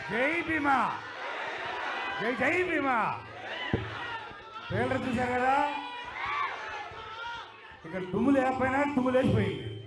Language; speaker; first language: Telugu; native; Telugu